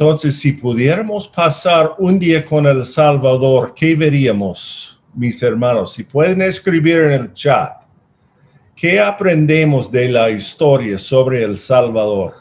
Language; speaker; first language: Spanish; non-native, fluent; English